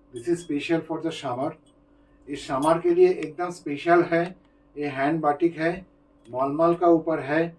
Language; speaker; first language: Hindi; non-native, local second language; Bangla